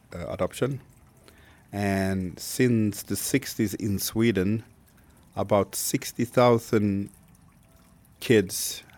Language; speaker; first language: English; non-native, fluent; Swedish